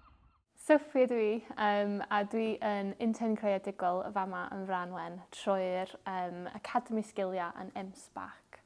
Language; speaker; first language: Welsh; non-native, local second language; English